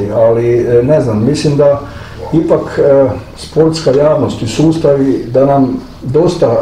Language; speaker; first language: Croatian; native; Croatian